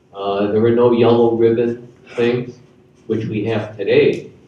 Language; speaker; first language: English; native; English